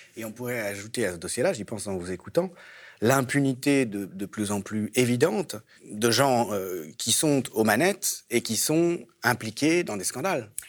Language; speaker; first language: French; native; French